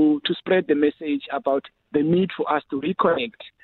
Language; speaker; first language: English; non-native, local second language; Xhosa